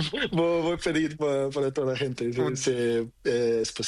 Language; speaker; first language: Spanish; non-native, learner; Portuguese